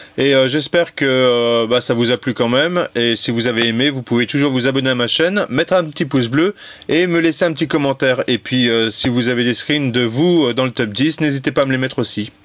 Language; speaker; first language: French; native; French